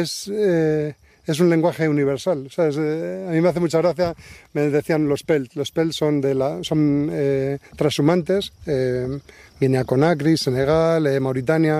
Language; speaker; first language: Spanish; native; Spanish